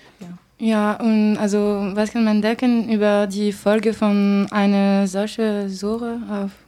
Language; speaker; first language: German; non-native, learner; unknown